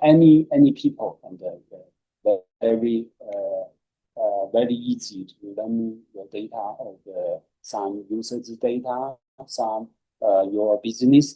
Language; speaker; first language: English; non-native, learner; Chinese